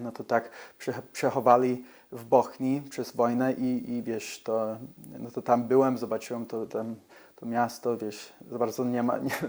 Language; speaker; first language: Polish; early bilingual, heritage; English